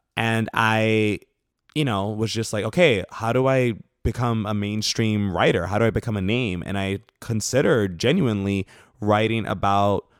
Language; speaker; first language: English; native; English